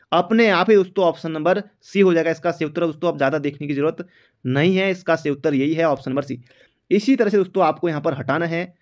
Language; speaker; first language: Hindi; native; Hindi